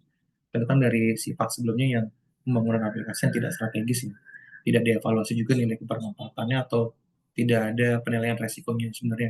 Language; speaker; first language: Indonesian; native; Indonesian